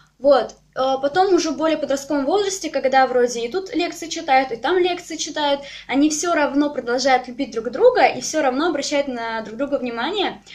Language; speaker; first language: Russian; native; Russian